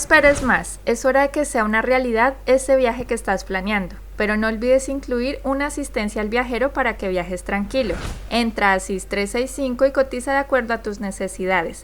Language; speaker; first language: Spanish; native; Spanish